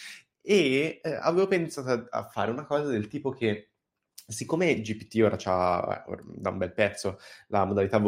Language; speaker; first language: Italian; native; Italian